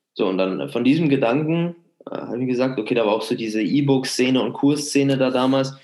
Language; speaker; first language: German; native; German